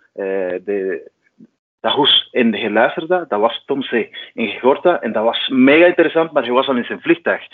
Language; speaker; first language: Dutch; non-native, fluent; Spanish